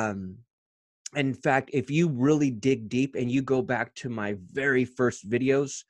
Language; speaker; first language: English; native; English